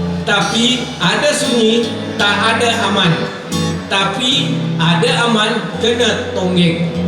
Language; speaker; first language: Malay; native; Malay